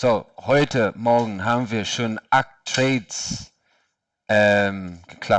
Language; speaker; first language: German; non-native, learner; English